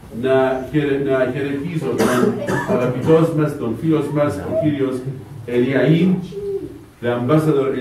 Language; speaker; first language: Greek; non-native, fluent; Arabic